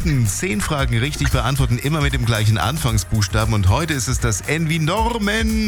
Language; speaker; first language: German; native; German